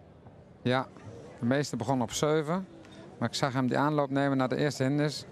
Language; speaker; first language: Dutch; native; Dutch